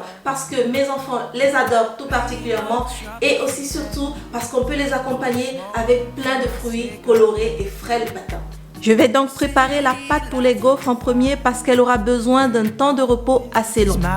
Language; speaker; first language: French; native; French